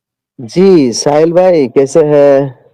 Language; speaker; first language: Hindi; non-native, local second language; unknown